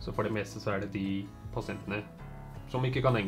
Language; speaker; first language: Norwegian; early bilingual, other home language; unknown